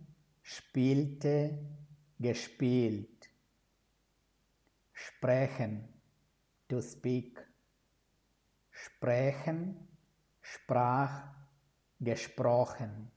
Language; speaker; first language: German; non-native, fluent; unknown